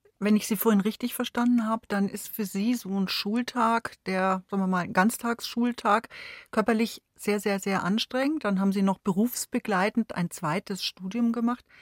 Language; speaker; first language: German; native; German